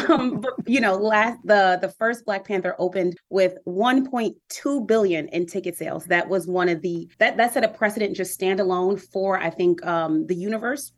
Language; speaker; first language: English; native; English